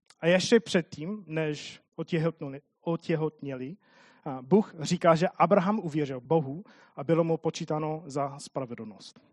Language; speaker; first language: Czech; non-native, fluent; English